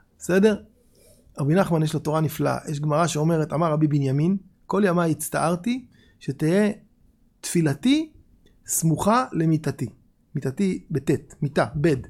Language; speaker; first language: Hebrew; native; Hebrew